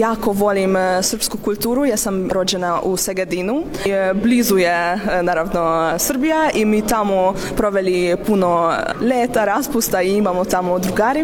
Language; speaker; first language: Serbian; non-native, learner; Hungarian